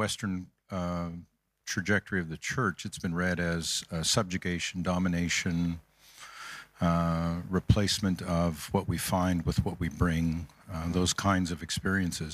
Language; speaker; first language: English; native; English